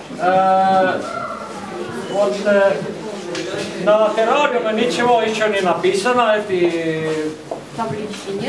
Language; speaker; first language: Russian; non-native, learner; Estonian